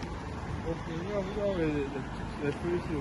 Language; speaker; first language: French; non-native, fluent; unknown